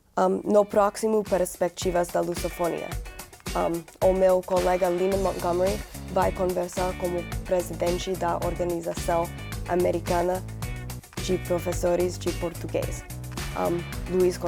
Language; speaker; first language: Portuguese; non-native, learner; English